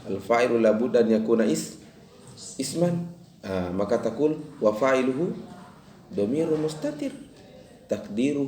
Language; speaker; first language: Arabic; non-native, fluent; Indonesian